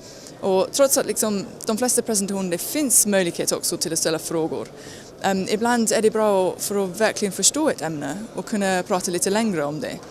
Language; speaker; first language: Swedish; non-native, fluent; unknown